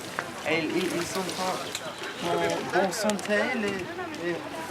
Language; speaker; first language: French; non-native, learner; English